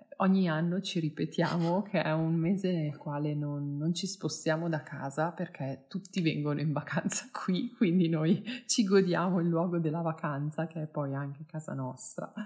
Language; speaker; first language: Italian; native; Italian